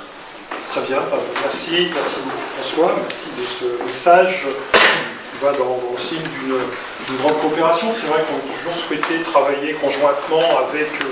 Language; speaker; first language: French; native; French